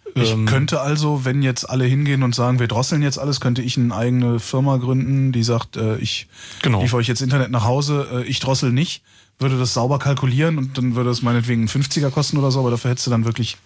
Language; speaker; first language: German; native; German